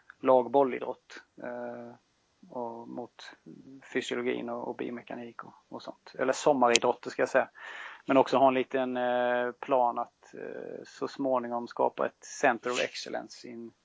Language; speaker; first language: Swedish; native; Swedish